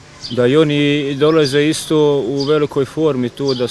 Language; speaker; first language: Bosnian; early bilingual, heritage; Bosnian